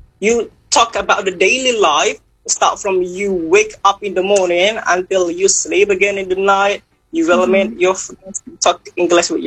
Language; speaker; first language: English; non-native, fluent; Indonesian